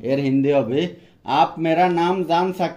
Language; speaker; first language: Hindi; non-native, learner; Bangla